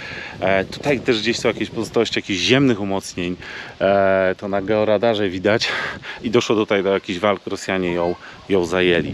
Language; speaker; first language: Polish; native; Polish